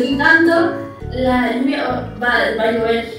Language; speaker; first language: Spanish; early bilingual, other home language; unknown